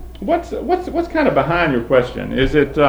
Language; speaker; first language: English; native; English